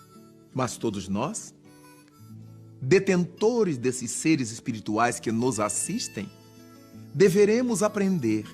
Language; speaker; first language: Portuguese; native; Portuguese